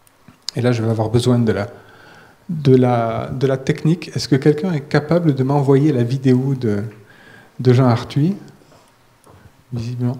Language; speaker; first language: French; native; French